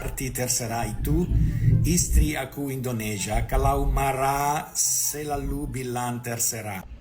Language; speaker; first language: Indonesian; non-native, learner; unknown